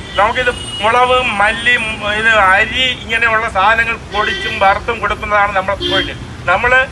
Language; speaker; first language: Malayalam; native; Malayalam